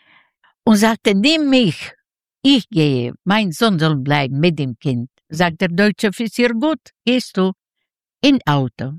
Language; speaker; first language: German; non-native, learner; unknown